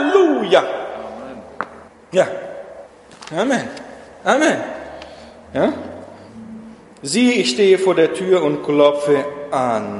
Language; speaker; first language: German; non-native, fluent; Portuguese